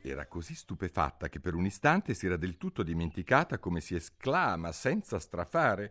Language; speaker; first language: Italian; native; Italian